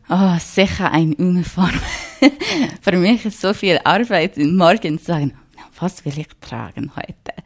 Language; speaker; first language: German; non-native, learner; English